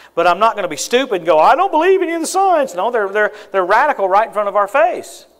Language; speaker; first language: English; native; English